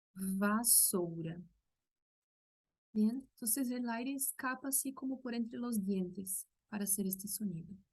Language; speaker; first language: Spanish; non-native, local second language; Portuguese